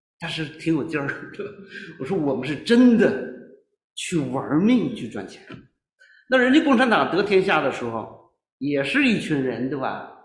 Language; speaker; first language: Chinese; native; Chinese